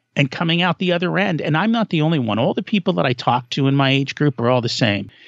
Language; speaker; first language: English; native; English